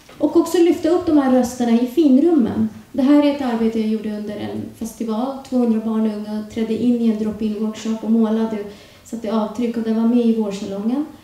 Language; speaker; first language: Swedish; early bilingual, other home language; Urdu